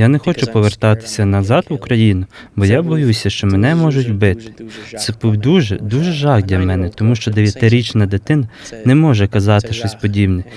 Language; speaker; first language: Ukrainian; non-native, learner; English